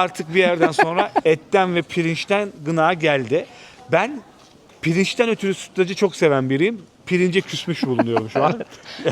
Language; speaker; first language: Turkish; native; Turkish